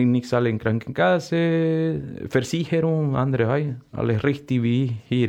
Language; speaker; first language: German; non-native, learner; Spanish